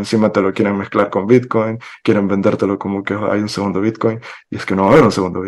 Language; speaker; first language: Spanish; native; Spanish